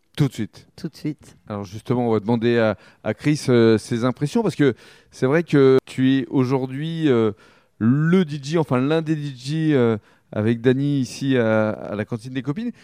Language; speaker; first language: French; native; French